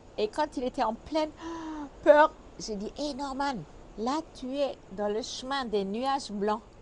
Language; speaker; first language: French; non-native, fluent; German